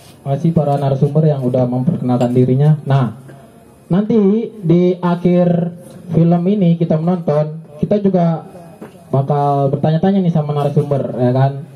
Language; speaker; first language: Indonesian; native; Indonesian